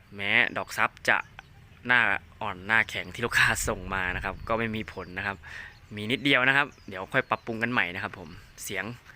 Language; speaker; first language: Thai; non-native, local second language; Northeastern Thai